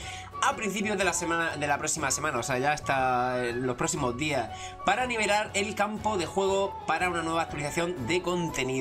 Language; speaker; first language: Spanish; native; Spanish